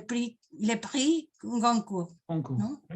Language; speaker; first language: French; non-native, fluent; Spanish